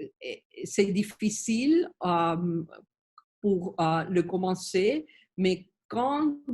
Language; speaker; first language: French; non-native, learner; Spanish